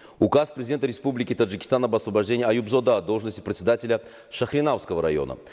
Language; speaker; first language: Russian; non-native, local second language; Tajik